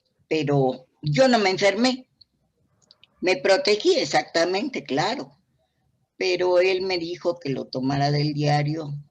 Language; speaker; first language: Spanish; native; Spanish